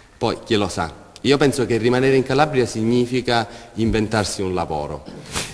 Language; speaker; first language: Italian; native; Italian